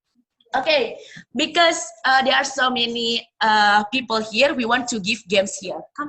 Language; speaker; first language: English; non-native, learner; Indonesian